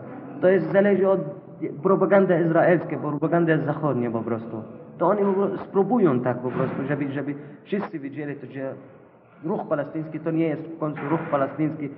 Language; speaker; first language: Polish; non-native, learner; Arabic